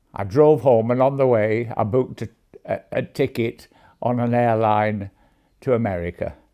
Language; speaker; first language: English; native; English